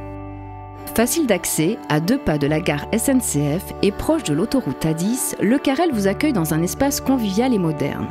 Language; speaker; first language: French; native; French